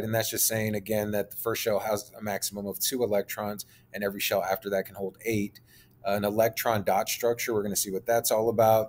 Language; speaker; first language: English; native; English